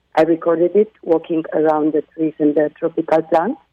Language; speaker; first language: English; non-native, fluent; Polish